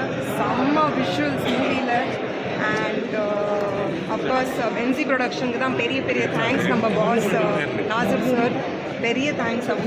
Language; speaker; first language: Tamil; non-native, local second language; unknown